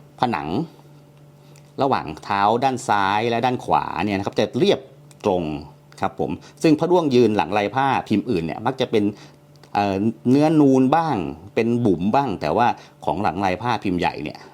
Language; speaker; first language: Thai; native; Thai